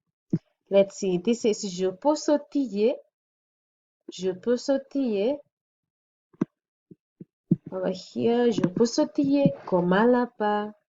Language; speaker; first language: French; non-native, fluent; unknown